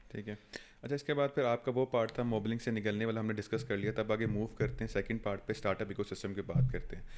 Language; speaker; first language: Urdu; native; Urdu